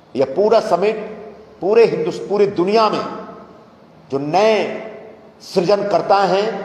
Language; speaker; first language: Hindi; non-native, local second language; Marathi